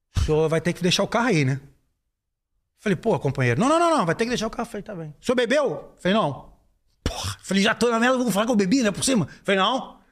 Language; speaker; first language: Portuguese; native; Portuguese